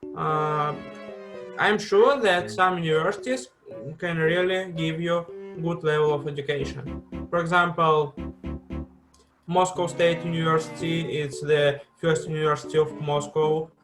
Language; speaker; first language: English; non-native, fluent; Russian